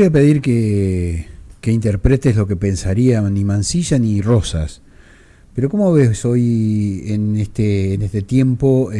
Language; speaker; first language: Spanish; native; Spanish